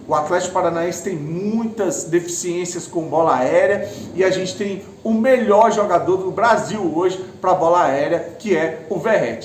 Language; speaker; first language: Portuguese; native; Portuguese